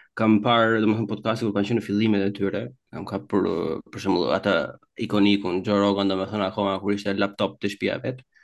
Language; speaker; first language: Albanian; native; Albanian